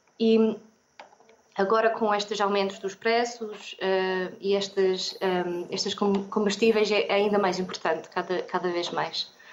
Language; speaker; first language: Portuguese; non-native, fluent; English